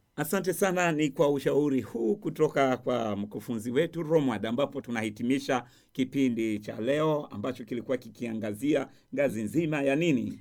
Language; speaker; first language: Swahili; non-native, local second language; Rundi